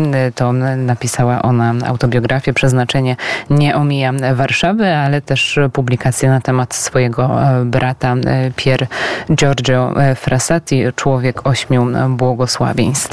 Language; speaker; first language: Polish; native; Polish